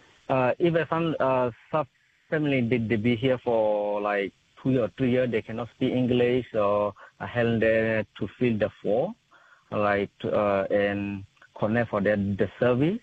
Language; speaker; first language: English; non-native, local second language; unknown